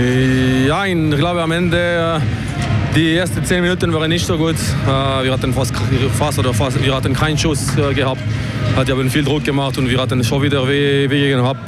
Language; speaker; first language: German; non-native, local second language; French